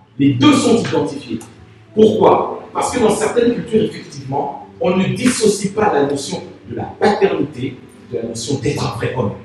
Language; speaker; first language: French; non-native, local second language; Lingala